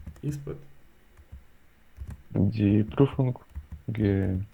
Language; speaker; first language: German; non-native, learner; Ukrainian